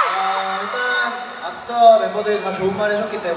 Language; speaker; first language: Korean; native; Korean